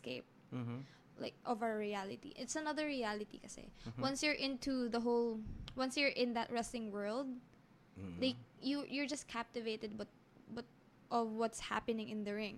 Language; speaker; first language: English; non-native, local second language; Filipino